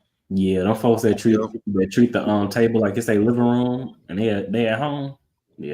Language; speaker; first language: English; native; English